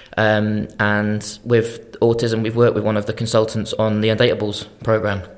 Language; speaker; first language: English; native; English